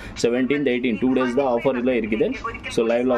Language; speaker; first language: Tamil; non-native, local second language; Kannada